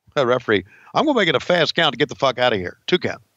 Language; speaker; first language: English; native; English